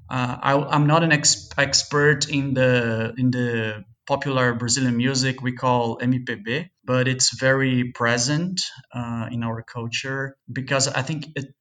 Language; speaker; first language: English; non-native, fluent; Portuguese